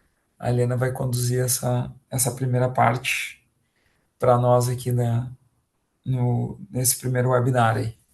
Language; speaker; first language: Portuguese; native; Portuguese